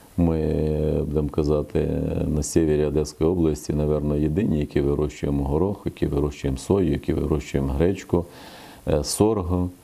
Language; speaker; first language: Ukrainian; native; Ukrainian